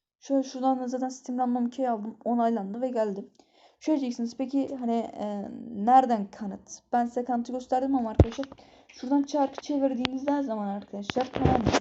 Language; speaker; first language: Turkish; native; Turkish